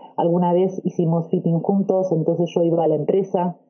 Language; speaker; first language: Spanish; native; Spanish